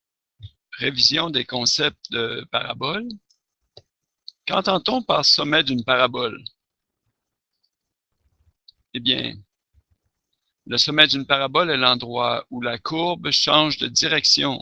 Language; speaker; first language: French; native; French